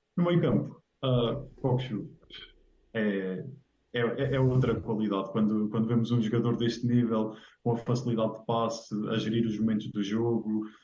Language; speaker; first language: Portuguese; native; Portuguese